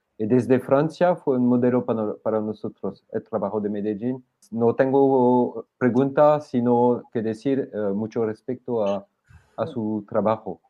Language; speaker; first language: Spanish; non-native, fluent; French